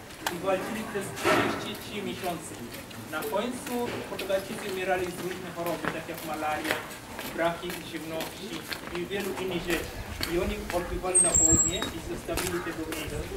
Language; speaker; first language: Polish; non-native, learner; Swahili